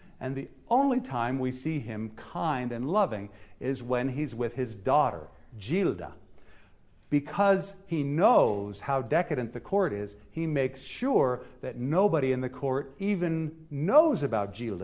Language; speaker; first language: English; native; English